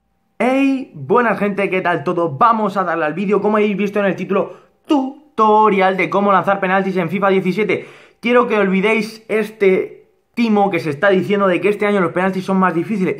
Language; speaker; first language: Spanish; native; Spanish